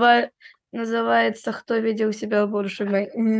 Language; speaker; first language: Russian; early bilingual, heritage; Russian